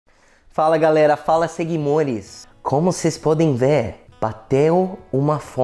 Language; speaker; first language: Portuguese; non-native, fluent; English